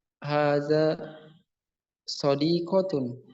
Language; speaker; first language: Arabic; non-native, learner; Indonesian